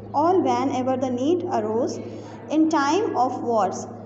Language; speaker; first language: English; non-native, local second language; Urdu